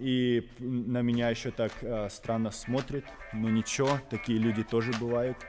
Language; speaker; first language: Russian; early bilingual, heritage; Russian